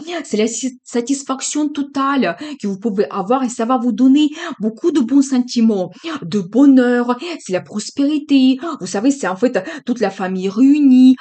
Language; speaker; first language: French; non-native, fluent; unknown